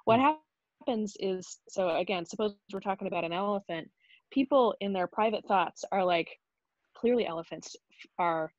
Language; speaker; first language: English; native; English